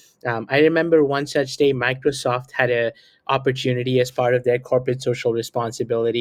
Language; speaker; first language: English; non-native, local second language; Hindi